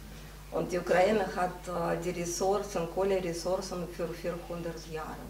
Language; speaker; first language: German; non-native, fluent; Russian